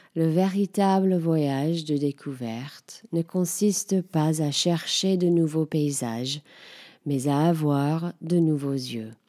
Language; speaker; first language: French; non-native, fluent; English